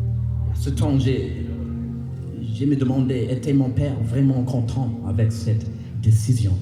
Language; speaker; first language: French; non-native, learner; English